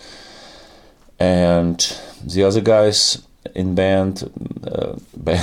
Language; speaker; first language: English; non-native, fluent; Czech